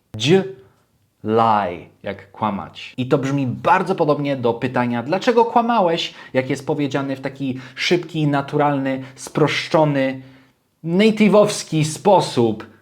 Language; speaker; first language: Polish; early bilingual, heritage; Polish